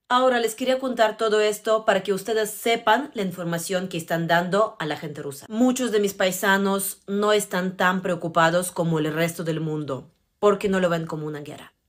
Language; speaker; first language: Spanish; non-native, fluent; Russian